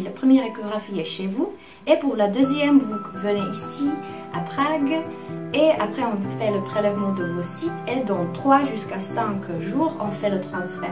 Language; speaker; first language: French; non-native, fluent; Czech